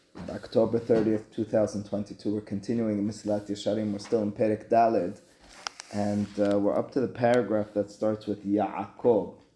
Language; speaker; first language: English; native; English